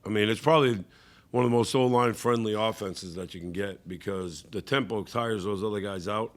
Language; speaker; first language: English; native; English